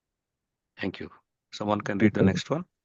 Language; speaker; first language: English; non-native, fluent; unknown